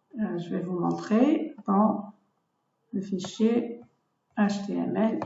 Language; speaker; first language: French; non-native, local second language; Arabic